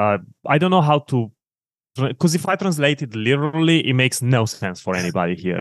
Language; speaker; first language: English; non-native, fluent; Romanian